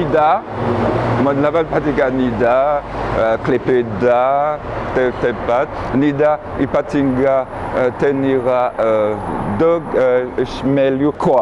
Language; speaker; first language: Lithuanian; non-native, learner; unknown